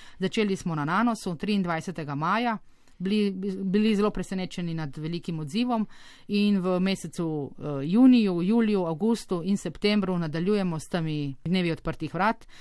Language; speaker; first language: Slovenian; native; Slovenian